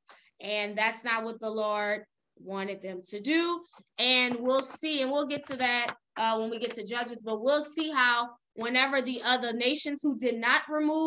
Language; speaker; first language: English; native; English